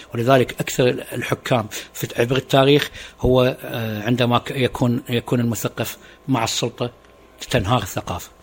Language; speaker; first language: Arabic; native; Arabic